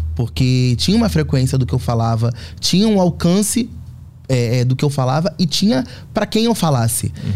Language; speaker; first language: Portuguese; native; Portuguese